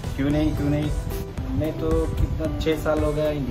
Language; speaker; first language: Hindi; non-native, learner; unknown